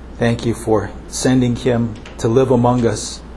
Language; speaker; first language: English; early bilingual, other home language; Japanese